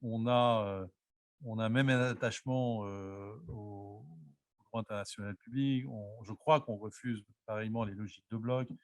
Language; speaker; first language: French; native; French